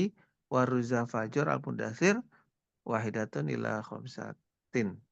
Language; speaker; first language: Arabic; non-native, learner; Indonesian